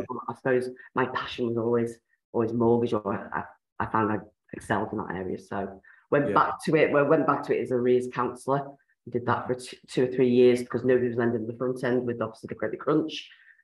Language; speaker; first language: English; native; English